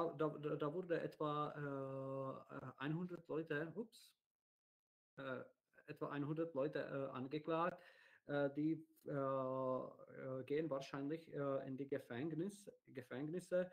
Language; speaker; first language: German; non-native, learner; Czech